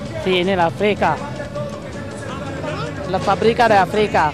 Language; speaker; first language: Spanish; non-native, learner; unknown